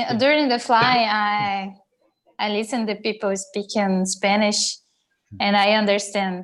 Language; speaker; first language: English; non-native, learner; Portuguese